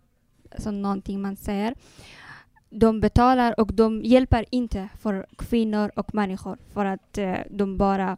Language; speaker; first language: Swedish; non-native, learner; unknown